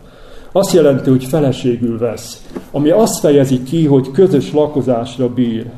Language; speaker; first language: Hungarian; native; Hungarian